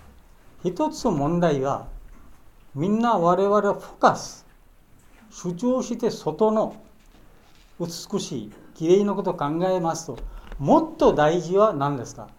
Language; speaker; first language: Japanese; non-native, learner; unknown